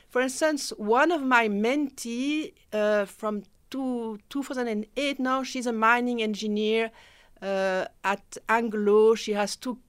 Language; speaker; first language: English; non-native, fluent; French